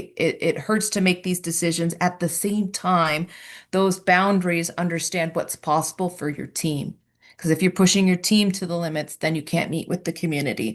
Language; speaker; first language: English; native; English